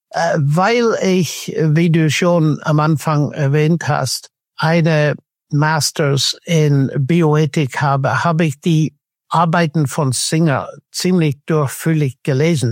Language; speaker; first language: German; non-native, fluent; English